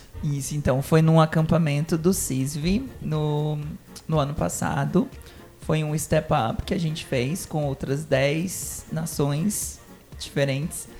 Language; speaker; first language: Portuguese; native; Portuguese